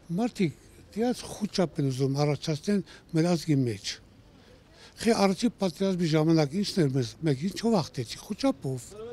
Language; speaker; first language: Armenian; native; Armenian